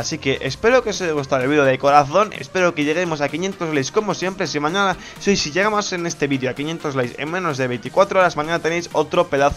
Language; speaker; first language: Spanish; native; Spanish